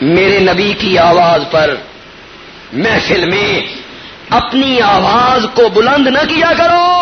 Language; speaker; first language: Urdu; non-native, local second language; Punjabi